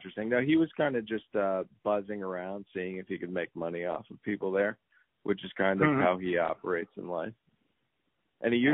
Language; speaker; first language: English; native; English